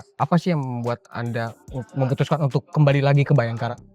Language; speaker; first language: Indonesian; native; Indonesian